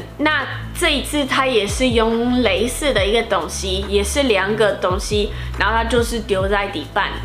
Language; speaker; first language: Chinese; non-native, fluent; Portuguese